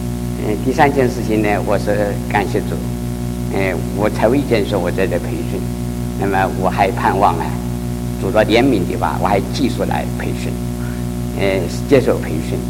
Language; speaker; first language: Chinese; native; Chinese